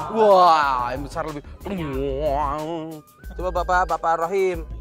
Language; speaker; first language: Indonesian; native; Indonesian